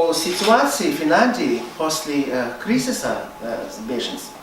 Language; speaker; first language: Russian; non-native, fluent; English